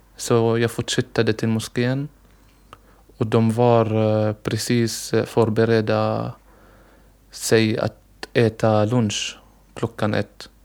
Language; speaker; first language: Swedish; non-native, learner; Arabic